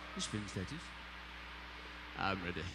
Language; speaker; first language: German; non-native, learner; English